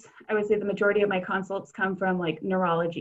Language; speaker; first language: English; native; English